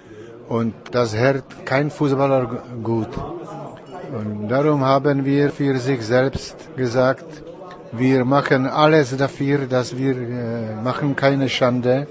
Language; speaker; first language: German; non-native, learner; Czech